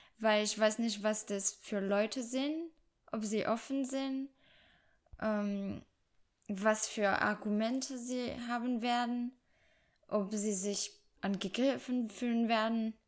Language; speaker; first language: German; non-native, fluent; French